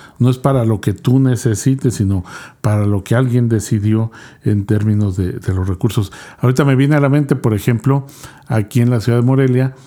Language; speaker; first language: Spanish; native; Spanish